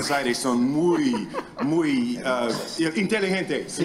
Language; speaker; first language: Spanish; non-native, learner; English